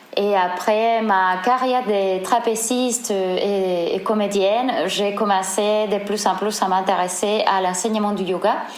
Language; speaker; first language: French; non-native, fluent; Spanish